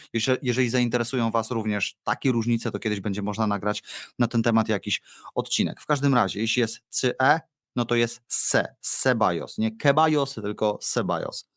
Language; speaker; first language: Polish; native; Polish